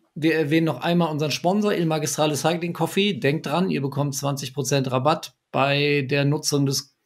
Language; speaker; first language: German; native; German